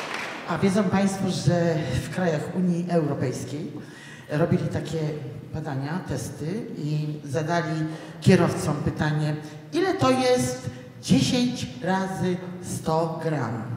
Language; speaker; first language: Polish; native; Polish